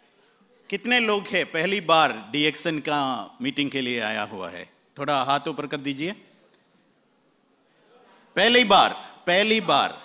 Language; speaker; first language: Hindi; non-native, fluent; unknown